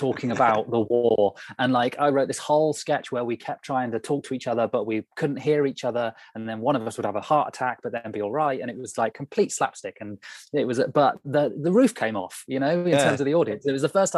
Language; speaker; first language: English; native; English